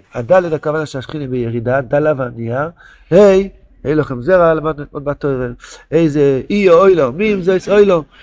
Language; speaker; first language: Hebrew; non-native, local second language; Yiddish